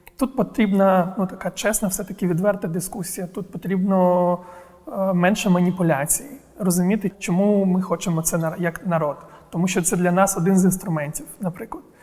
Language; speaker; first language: Ukrainian; non-native, local second language; Crimean Tatar